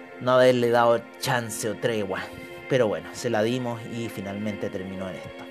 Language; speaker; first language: Spanish; native; Spanish